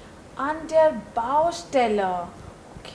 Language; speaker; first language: German; non-native, fluent; Hindi